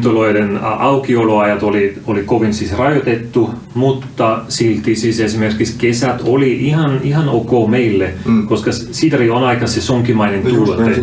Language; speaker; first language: Finnish; non-native, fluent; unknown